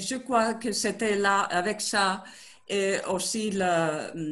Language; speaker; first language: French; non-native, learner; Spanish